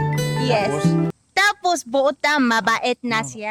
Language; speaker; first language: Cebuano; non-native, learner; Japanese